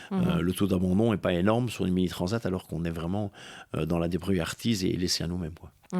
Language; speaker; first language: French; native; French